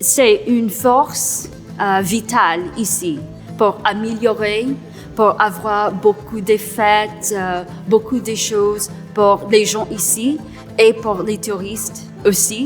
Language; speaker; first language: French; non-native, local second language; English